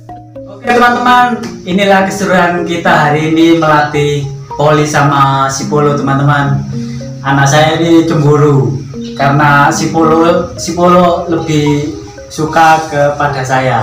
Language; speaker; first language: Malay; non-native, local second language; Javanese